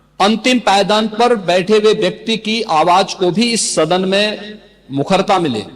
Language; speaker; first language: Hindi; native; Hindi